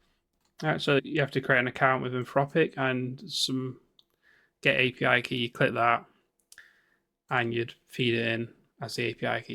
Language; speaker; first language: English; native; English